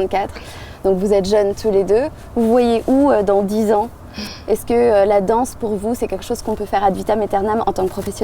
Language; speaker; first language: French; native; French